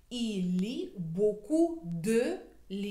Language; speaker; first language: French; non-native, fluent; Russian